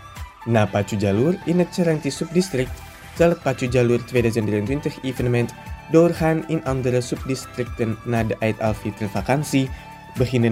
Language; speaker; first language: Dutch; non-native, fluent; Indonesian